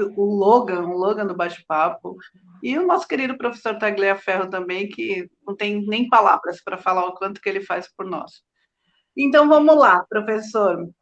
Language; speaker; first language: Portuguese; native; Portuguese